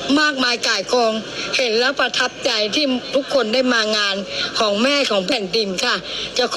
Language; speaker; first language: Thai; native; Thai